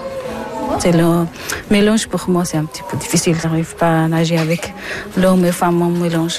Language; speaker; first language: French; non-native, learner; Persian